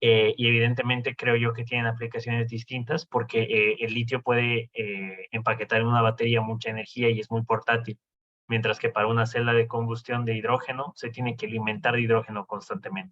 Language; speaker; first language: Spanish; native; Spanish